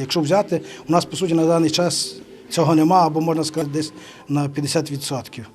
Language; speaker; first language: Ukrainian; native; Ukrainian